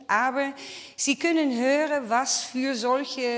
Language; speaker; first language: German; non-native, fluent; Dutch